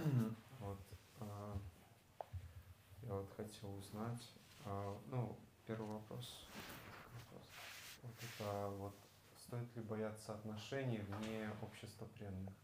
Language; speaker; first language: Russian; native; Russian